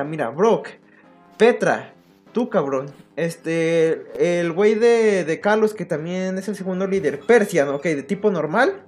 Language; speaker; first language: Spanish; native; Spanish